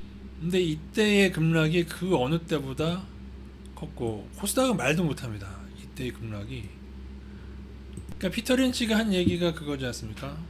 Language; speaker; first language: Korean; native; Korean